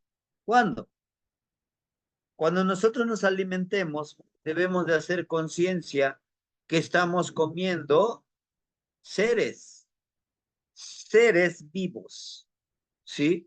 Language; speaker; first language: Spanish; native; Spanish